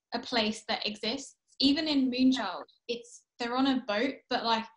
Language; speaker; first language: English; early bilingual, heritage; English